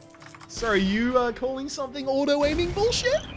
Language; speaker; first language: English; native; English